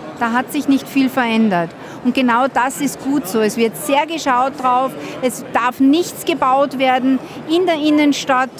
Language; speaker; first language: German; native; German